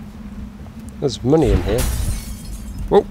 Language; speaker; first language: English; native; English